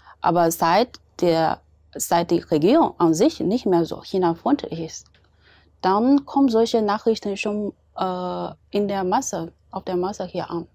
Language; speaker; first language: German; non-native, fluent; Chinese